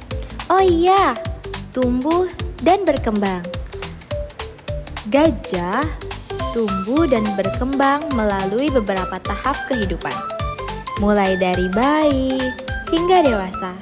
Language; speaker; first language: Indonesian; native; Indonesian